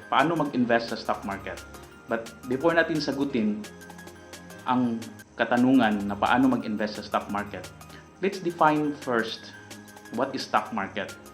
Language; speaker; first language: Filipino; non-native, local second language; Cebuano